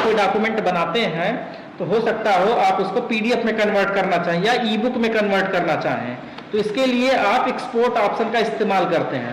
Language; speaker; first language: Hindi; native; Hindi